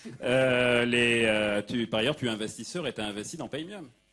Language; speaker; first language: French; native; French